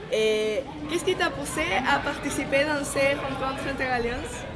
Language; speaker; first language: French; non-native, learner; Spanish